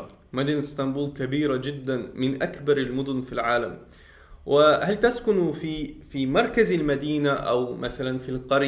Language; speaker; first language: Arabic; non-native, learner; Chechen